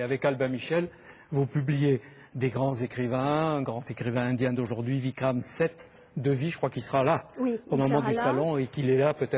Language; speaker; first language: French; native; French